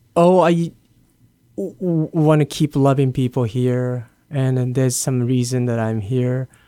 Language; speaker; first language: English; non-native, learner; Japanese